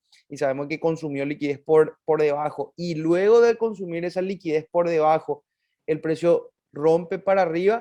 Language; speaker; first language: Spanish; native; Spanish